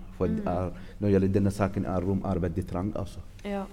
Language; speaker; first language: Norwegian; non-native, learner; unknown